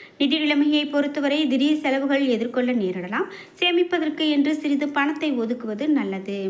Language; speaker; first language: Tamil; native; Tamil